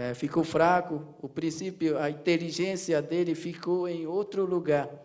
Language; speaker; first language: Portuguese; non-native, local second language; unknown